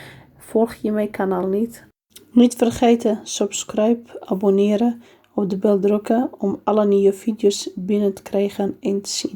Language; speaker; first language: Dutch; non-native, learner; Arabic